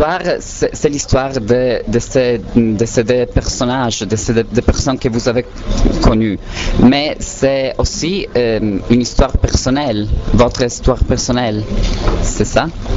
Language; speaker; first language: French; non-native, learner; Italian